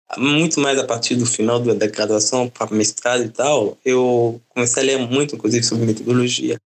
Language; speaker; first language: Portuguese; non-native, fluent; French